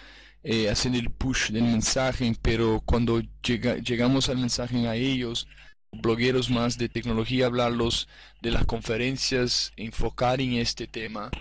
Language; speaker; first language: Spanish; non-native, fluent; Portuguese